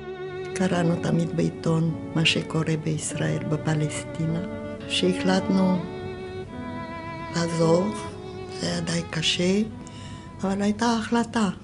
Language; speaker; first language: Hebrew; non-native, fluent; Romanian